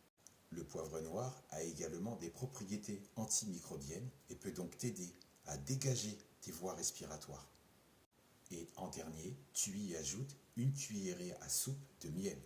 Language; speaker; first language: French; native; French